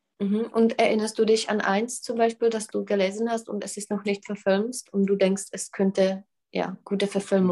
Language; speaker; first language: German; non-native, fluent; Czech